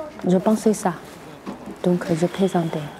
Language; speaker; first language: French; non-native, learner; Chinese